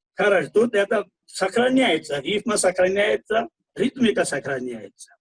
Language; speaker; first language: Russian; non-native, fluent; Hindi